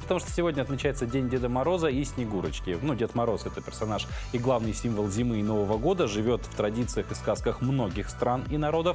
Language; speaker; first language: Russian; native; Russian